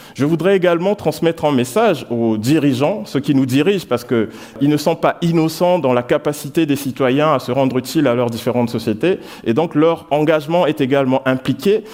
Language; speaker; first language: French; non-native, local second language; Lingala